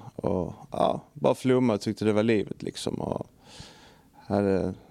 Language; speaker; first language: Swedish; native; Swedish